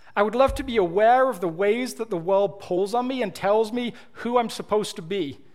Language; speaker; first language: English; native; English